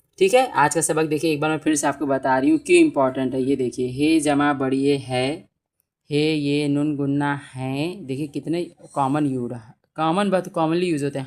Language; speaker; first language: Hindi; native; Hindi